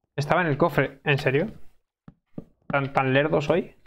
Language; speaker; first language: Spanish; native; Spanish